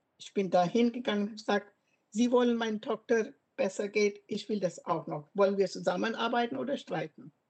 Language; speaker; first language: German; non-native, fluent; Punjabi